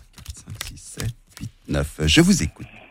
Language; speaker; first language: French; native; French